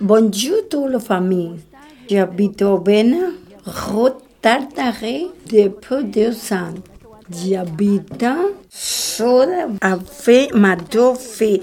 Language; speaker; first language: French; non-native, learner; Spanish